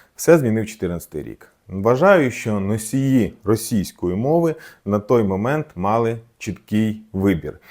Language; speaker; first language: Ukrainian; non-native, local second language; Russian